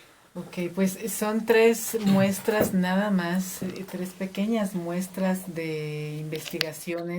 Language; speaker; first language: Spanish; native; Spanish